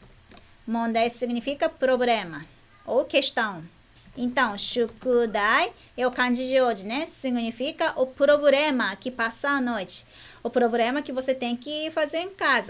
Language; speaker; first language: Portuguese; non-native, fluent; Japanese